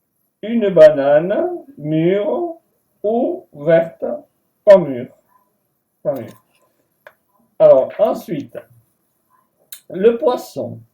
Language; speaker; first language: French; non-native, fluent; Spanish